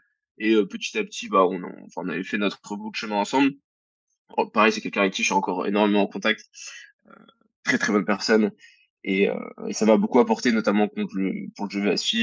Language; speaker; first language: French; native; French